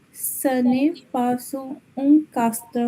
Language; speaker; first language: French; non-native, learner; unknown